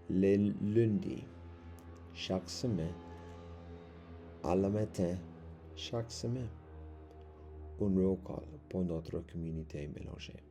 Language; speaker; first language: French; non-native, learner; English